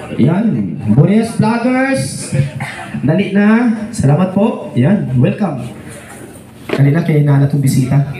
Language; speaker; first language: Filipino; non-native, local second language; Masbatenyo